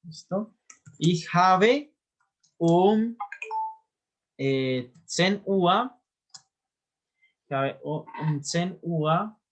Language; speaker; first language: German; non-native, learner; Spanish